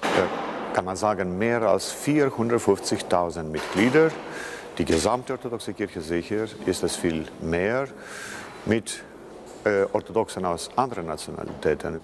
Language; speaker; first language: German; non-native, fluent; Greek